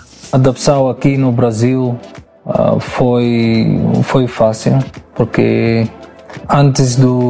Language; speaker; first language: Portuguese; non-native, fluent; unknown